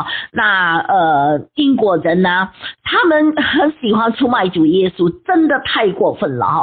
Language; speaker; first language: Chinese; native; Chinese